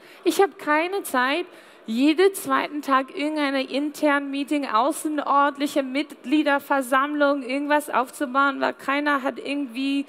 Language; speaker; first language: German; non-native, fluent; English